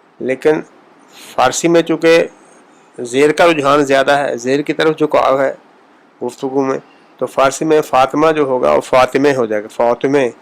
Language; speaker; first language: Urdu; native; Urdu